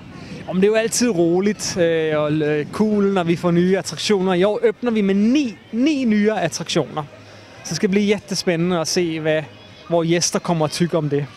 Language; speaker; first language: Swedish; native; Swedish